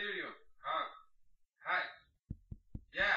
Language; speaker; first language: English; non-native, learner; Portuguese